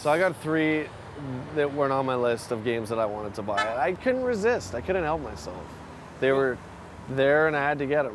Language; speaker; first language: English; native; English